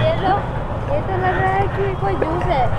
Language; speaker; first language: Hindi; native; Hindi